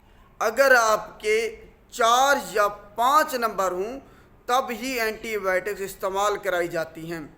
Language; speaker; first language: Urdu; non-native, local second language; Punjabi